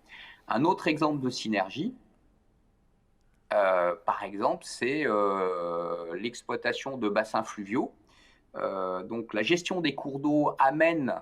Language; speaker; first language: French; native; French